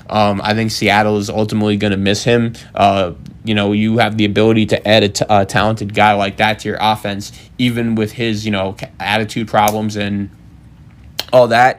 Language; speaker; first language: English; native; English